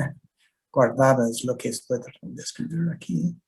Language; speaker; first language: Spanish; non-native, learner; English